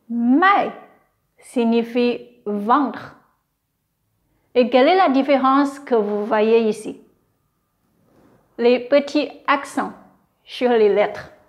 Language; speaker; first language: French; non-native, fluent; Chinese